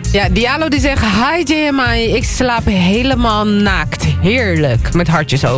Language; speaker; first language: Dutch; native; Dutch